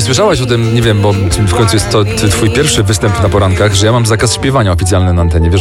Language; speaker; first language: Polish; native; Polish